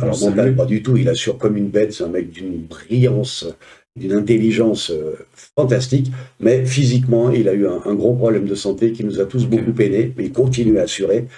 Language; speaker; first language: French; native; French